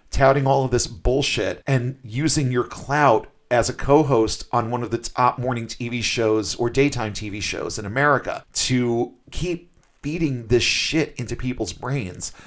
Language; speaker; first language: English; native; English